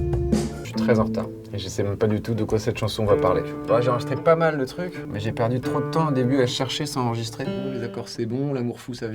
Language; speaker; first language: French; native; French